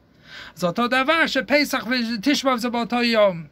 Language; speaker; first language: Hebrew; non-native, fluent; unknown